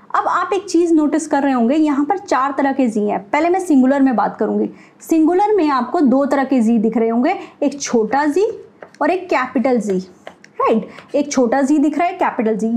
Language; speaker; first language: Hindi; native; Hindi